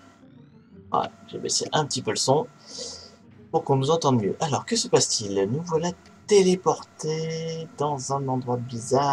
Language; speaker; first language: French; native; French